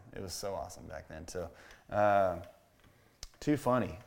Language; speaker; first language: English; native; English